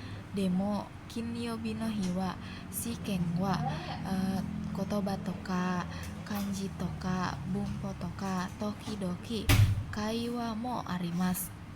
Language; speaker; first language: Japanese; non-native, learner; Indonesian